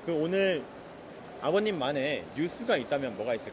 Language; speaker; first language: Korean; native; Korean